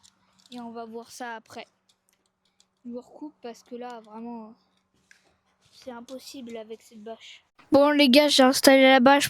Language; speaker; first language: French; native; French